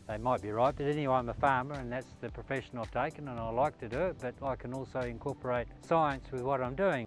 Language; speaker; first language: English; native; English